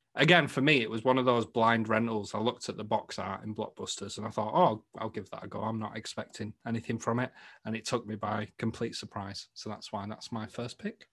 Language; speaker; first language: English; native; English